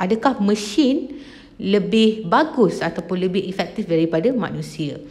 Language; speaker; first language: Malay; native; Malay